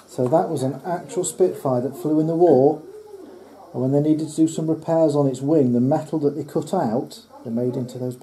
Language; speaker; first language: English; native; English